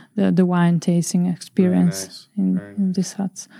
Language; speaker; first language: English; non-native, fluent; Italian